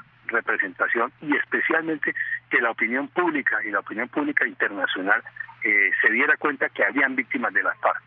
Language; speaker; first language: Spanish; native; Spanish